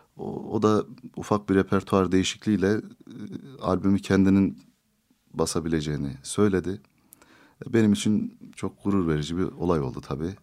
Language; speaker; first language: Turkish; native; Turkish